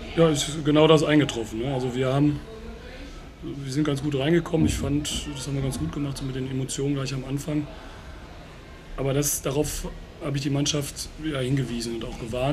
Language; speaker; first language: German; native; German